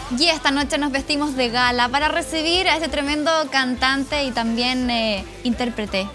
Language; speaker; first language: Spanish; native; Spanish